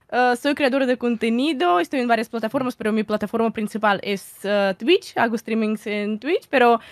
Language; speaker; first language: Spanish; non-native, fluent; Russian